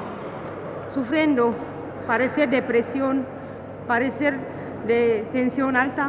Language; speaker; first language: Spanish; non-native, learner; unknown